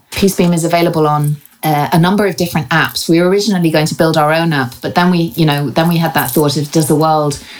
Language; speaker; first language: English; native; English